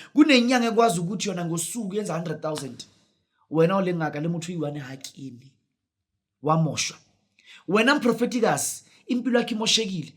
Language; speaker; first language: Zulu; non-native, local second language; Northern Sotho